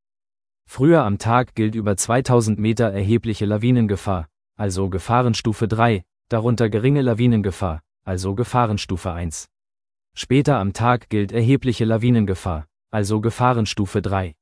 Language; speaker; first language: German; native; German